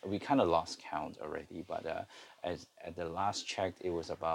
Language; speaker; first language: English; non-native, local second language; Cantonese